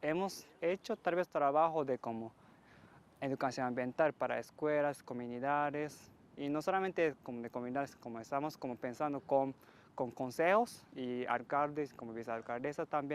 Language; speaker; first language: Spanish; non-native, learner; Japanese